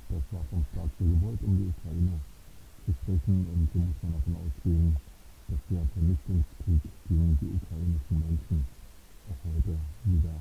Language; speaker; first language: German; native; German